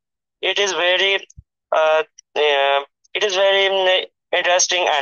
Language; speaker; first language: English; non-native, learner; Bangla